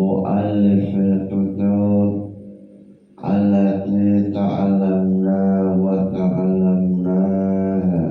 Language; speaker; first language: Arabic; non-native, fluent; Javanese